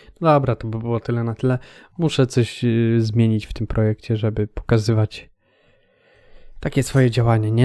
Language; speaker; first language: Polish; native; Polish